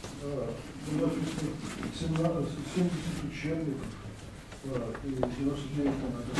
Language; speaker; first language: Russian; native; Russian